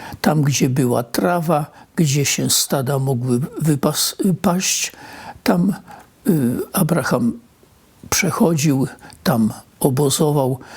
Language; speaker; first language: Polish; native; Polish